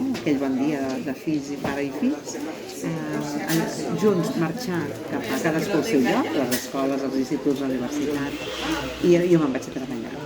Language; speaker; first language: Catalan; native; Catalan